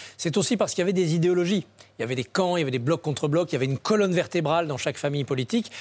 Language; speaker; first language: French; native; French